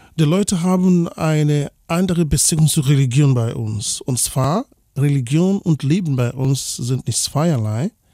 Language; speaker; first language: German; non-native, fluent; Igbo